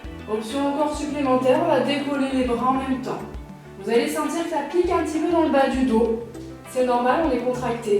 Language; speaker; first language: French; native; French